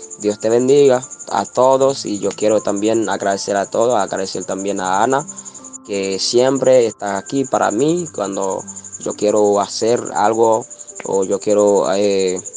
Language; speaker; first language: Spanish; non-native, learner; Haitian Creole